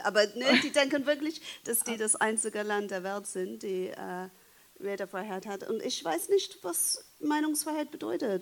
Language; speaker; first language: German; non-native, fluent; English